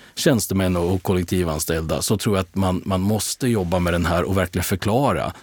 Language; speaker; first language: Swedish; native; Swedish